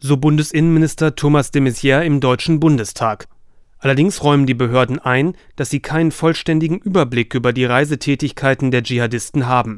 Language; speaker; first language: German; native; German